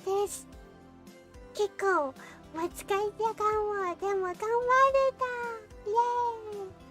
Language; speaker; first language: Japanese; non-native, learner; English